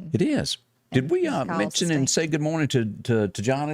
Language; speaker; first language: English; native; English